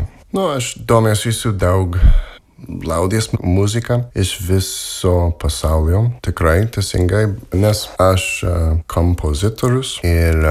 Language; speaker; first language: Lithuanian; non-native, learner; English